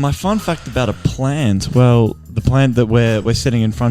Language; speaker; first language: English; native; English